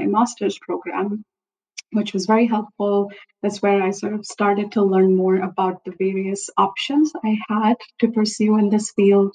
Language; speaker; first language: English; non-native, local second language; Hindi